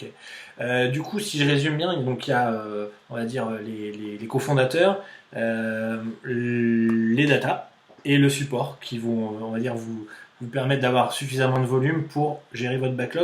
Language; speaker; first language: French; native; French